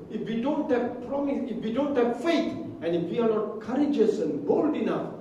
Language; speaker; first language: English; non-native, local second language; Tamil